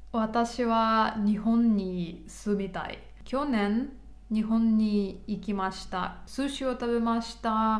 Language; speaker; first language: Japanese; non-native, learner; Ukrainian